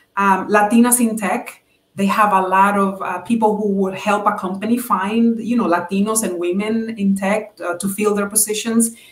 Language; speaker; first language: English; non-native, fluent; Spanish